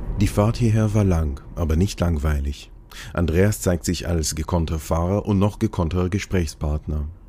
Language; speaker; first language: German; non-native, fluent; Hebrew